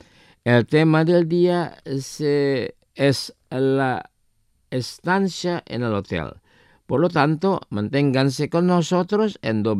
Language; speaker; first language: Spanish; non-native, fluent; Indonesian